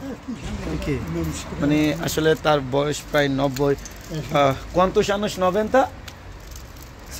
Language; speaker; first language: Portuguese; non-native, learner; Bangla